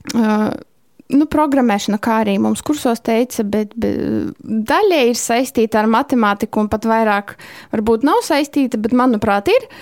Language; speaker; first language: Latvian; non-native, local second language; Russian